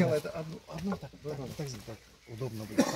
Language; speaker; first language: Russian; non-native, learner; Kyrgyz